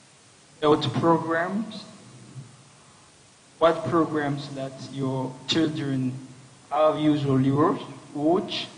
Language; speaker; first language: English; non-native, learner; French